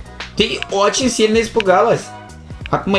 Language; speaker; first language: Russian; native; Russian